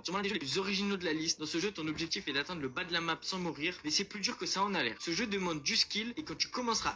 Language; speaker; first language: French; native; French